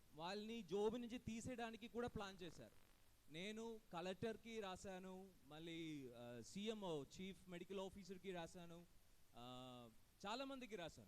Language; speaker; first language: Telugu; non-native, fluent; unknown